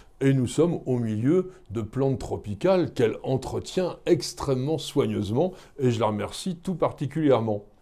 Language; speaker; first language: French; native; French